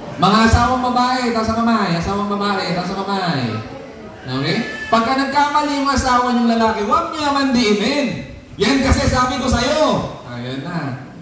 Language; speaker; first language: Filipino; non-native, local second language; Cebuano